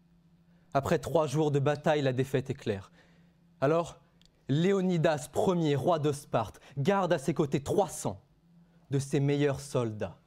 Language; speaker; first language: French; native; French